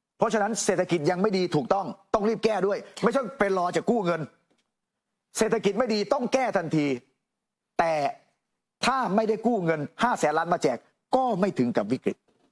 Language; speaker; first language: Thai; native; Thai